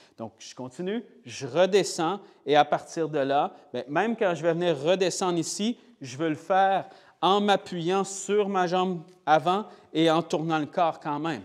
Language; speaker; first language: French; native; French